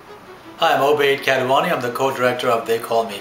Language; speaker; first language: English; native; English